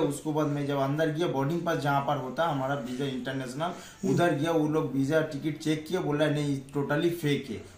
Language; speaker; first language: Hindi; non-native, local second language; Bangla